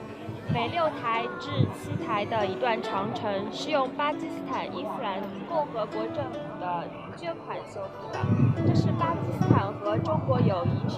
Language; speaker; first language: Chinese; native; Chinese